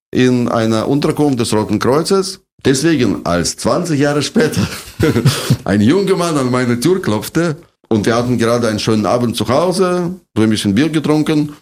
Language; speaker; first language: German; non-native, fluent; Russian